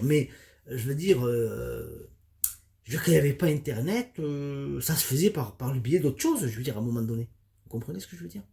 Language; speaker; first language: French; native; French